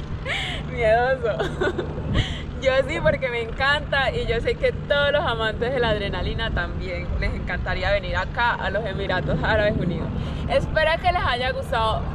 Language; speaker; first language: Spanish; native; Spanish